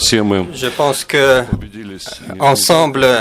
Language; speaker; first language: French; non-native, fluent; Russian